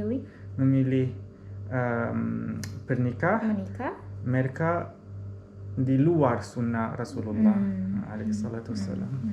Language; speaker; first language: Indonesian; non-native, learner; Arabic